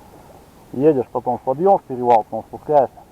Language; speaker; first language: Russian; native; Russian